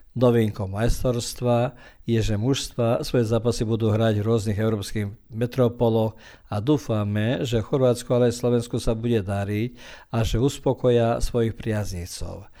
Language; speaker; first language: Slovak; early bilingual, heritage; Slovak